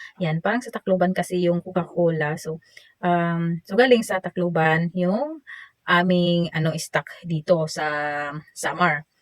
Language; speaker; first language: Filipino; non-native, local second language; Waray